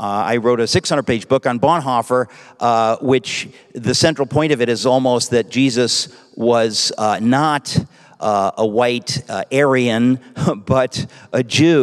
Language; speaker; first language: English; native; English